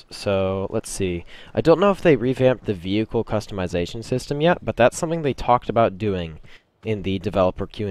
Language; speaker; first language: English; native; English